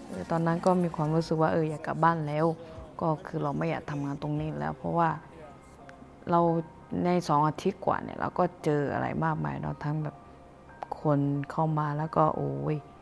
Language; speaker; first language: Thai; non-native, local second language; Akha